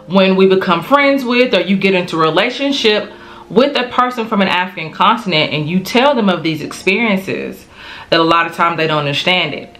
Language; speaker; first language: English; native; English